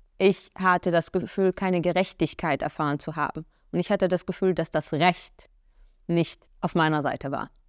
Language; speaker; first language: German; early bilingual, other home language; Arabic